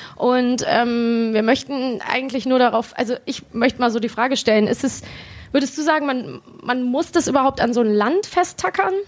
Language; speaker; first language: German; native; German